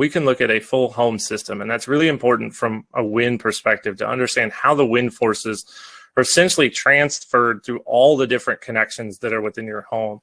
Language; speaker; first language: English; native; English